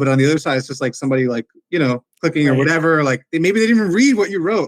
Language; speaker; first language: English; native; English